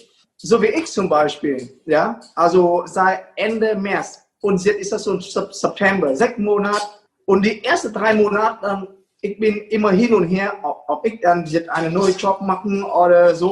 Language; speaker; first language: German; non-native, fluent; Vietnamese